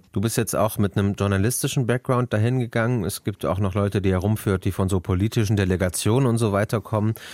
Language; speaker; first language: German; native; German